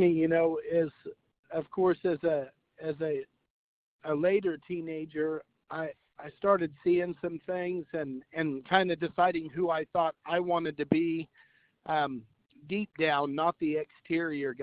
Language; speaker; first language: English; native; English